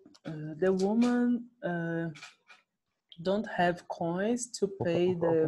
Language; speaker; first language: English; non-native, learner; Portuguese